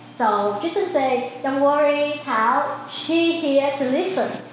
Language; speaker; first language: English; non-native, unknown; Vietnamese